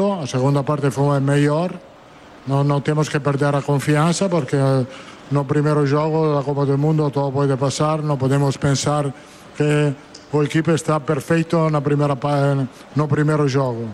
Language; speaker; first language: Portuguese; non-native, fluent; Italian